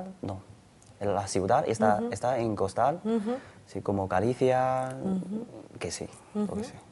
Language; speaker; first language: Spanish; non-native, learner; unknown